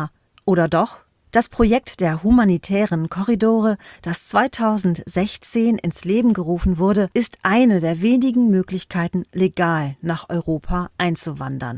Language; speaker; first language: German; native; German